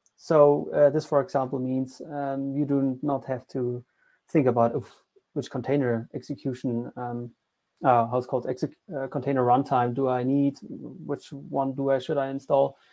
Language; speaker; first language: English; non-native, fluent; German